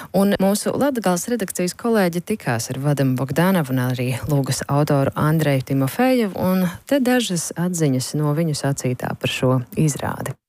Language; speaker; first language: Latvian; native; Latvian